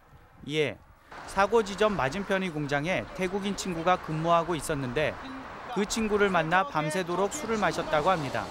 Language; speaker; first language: Korean; native; Korean